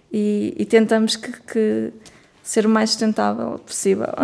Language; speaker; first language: Portuguese; native; Portuguese